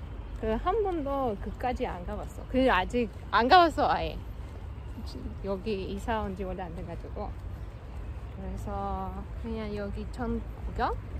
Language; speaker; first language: Korean; non-native, fluent; Russian